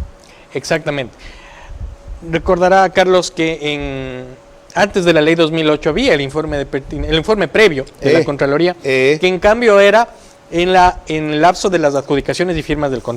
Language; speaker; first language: Spanish; native; Spanish